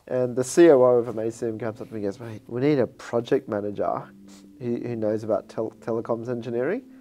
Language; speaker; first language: English; native; English